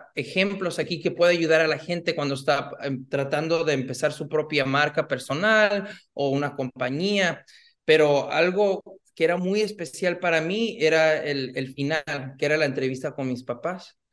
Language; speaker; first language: Spanish; early bilingual, heritage; Spanish